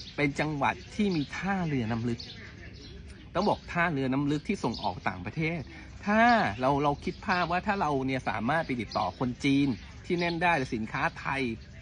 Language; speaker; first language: Thai; native; Thai